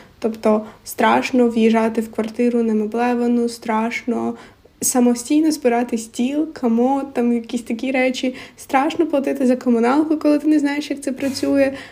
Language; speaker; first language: Ukrainian; non-native, local second language; Russian